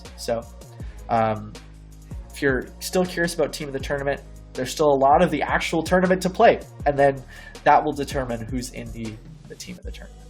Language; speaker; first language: English; native; English